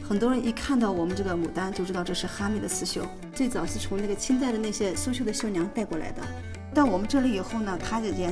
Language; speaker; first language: Chinese; native; Chinese